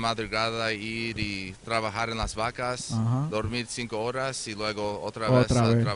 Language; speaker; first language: Spanish; early bilingual, heritage; Spanish